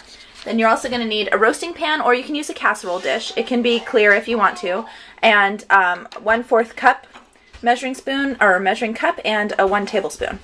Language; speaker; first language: English; native; English